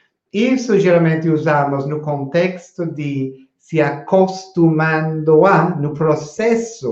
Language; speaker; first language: Portuguese; non-native, fluent; English